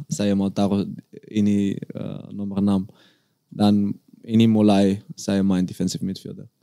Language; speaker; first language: Indonesian; non-native, learner; Dutch